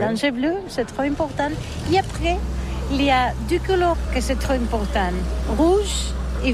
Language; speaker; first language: French; non-native, learner; Catalan